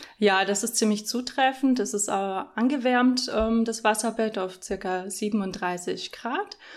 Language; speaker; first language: German; early bilingual, other home language; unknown